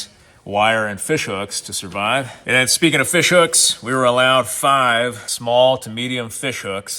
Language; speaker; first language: English; native; English